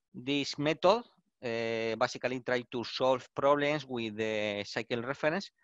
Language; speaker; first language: English; non-native, learner; Spanish